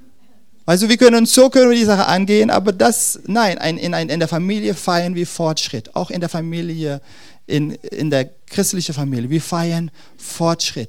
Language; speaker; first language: German; non-native, fluent; Dutch